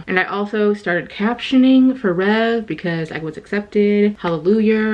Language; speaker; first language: English; native; English